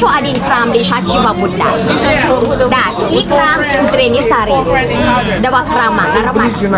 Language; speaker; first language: Russian; non-native, learner; Thai